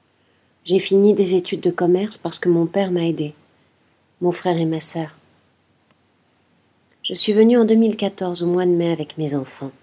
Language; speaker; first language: French; non-native, learner; Arabic